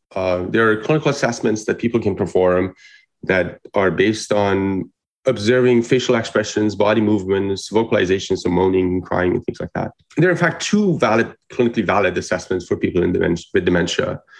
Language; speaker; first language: English; non-native, fluent; Persian